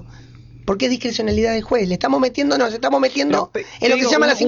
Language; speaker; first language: Spanish; native; Spanish